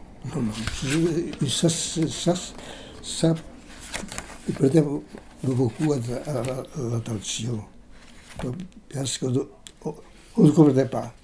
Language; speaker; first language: French; non-native, fluent; Portuguese